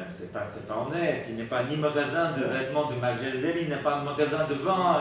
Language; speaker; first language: French; non-native, learner; Bulgarian